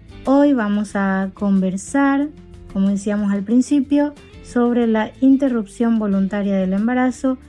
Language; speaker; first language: Spanish; native; Spanish